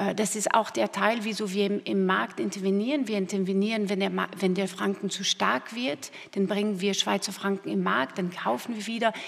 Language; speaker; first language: German; non-native, fluent; French